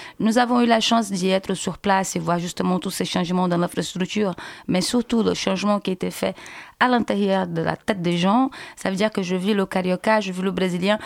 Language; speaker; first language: French; non-native, fluent; Portuguese